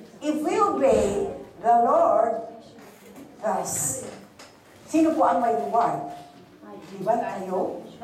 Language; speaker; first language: Filipino; non-native, local second language; Bikol